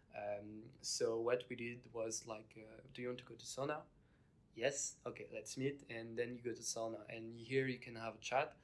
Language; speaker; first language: English; non-native, fluent; French